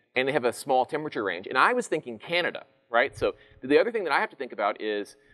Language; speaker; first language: English; native; English